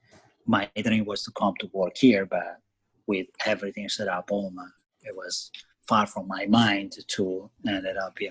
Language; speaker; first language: English; non-native, fluent; Italian